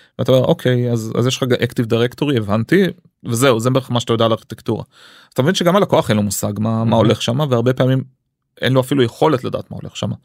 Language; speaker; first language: Hebrew; early bilingual, other home language; English